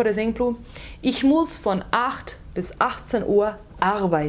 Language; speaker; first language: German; non-native, fluent; Portuguese